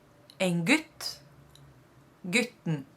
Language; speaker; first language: Norwegian; non-native, fluent; Spanish